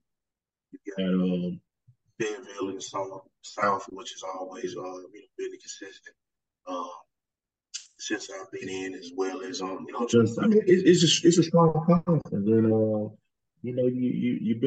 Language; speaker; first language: English; native; English